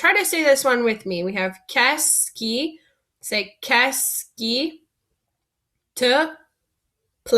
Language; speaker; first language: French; non-native, fluent; English